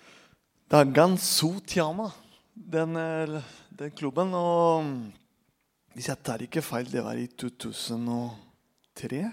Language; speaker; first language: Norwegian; non-native, fluent; Spanish